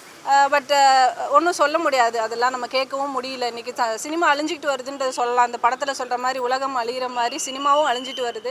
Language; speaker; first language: Tamil; native; Tamil